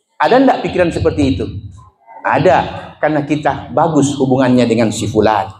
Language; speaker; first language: Malay; native; Malay